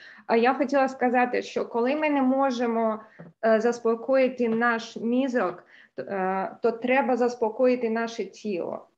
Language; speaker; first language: Ukrainian; non-native, local second language; Russian